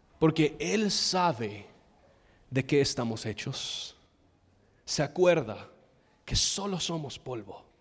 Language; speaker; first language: Spanish; non-native, fluent; English